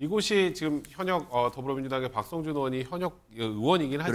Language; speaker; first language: Korean; native; Korean